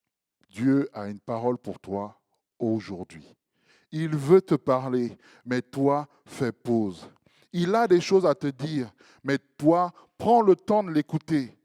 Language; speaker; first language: French; native; French